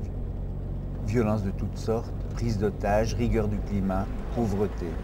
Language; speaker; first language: French; native; French